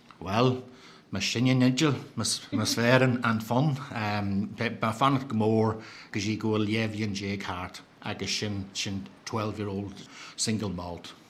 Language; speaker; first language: Irish; native; Irish